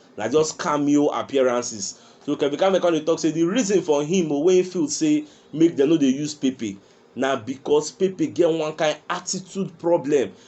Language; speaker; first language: Nigerian Pidgin; non-native, local second language; Yoruba